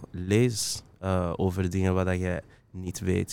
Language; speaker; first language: Dutch; non-native, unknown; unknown